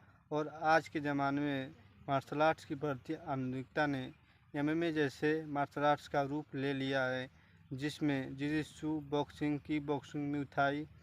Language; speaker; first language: Hindi; native; Hindi